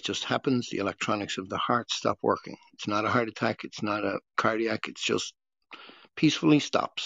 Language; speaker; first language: English; native; English